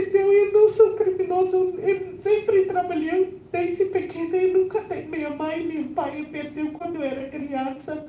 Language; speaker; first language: Portuguese; non-native, learner; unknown